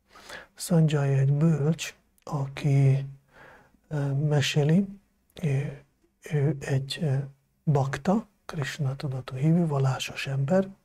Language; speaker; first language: Hungarian; non-native, fluent; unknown